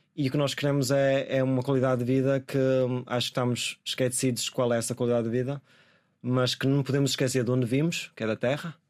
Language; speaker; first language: Portuguese; native; Portuguese